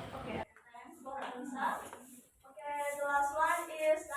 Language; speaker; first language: English; non-native, learner; Indonesian